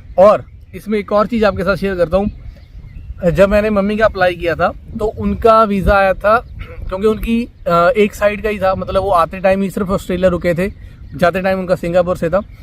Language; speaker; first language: Hindi; non-native, local second language; Punjabi